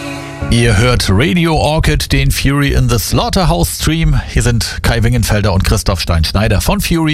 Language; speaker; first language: German; native; German